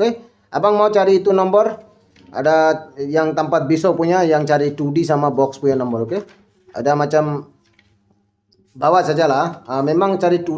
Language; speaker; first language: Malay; non-native, local second language; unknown